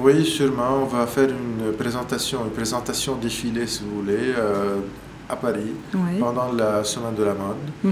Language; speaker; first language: French; non-native, local second language; Arabic